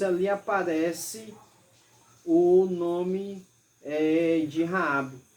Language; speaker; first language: Portuguese; native; Portuguese